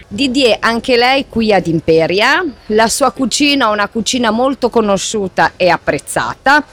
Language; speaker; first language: Italian; native; Italian